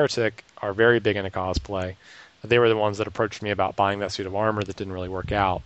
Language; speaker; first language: English; native; English